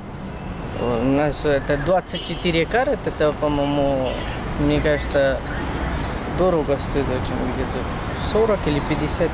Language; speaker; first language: Russian; non-native, learner; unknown